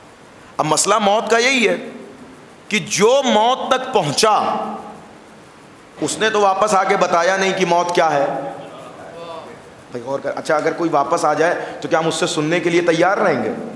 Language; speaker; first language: Urdu; native; Urdu